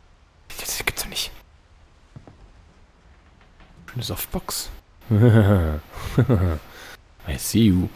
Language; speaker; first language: German; native; German